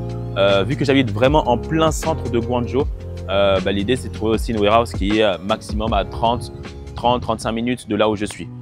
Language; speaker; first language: French; native; French